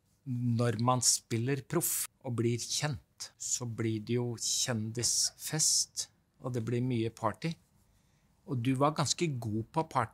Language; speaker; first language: Norwegian; native; Norwegian